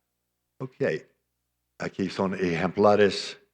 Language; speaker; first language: Spanish; non-native, fluent; English